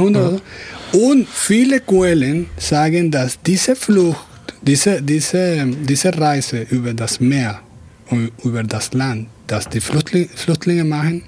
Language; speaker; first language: German; non-native, fluent; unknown